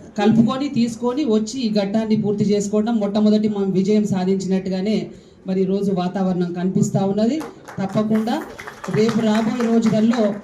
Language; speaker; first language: Telugu; native; Telugu